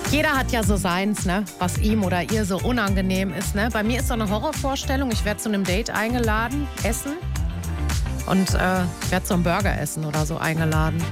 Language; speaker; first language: German; native; German